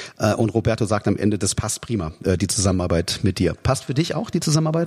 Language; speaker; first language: German; native; German